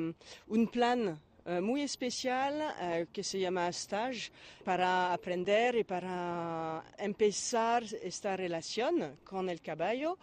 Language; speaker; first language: Spanish; non-native, learner; French